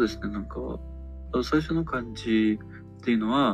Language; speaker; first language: Japanese; non-native, learner; Ukrainian